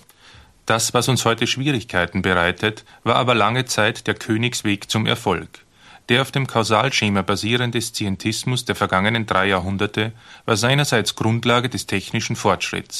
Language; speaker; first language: German; native; German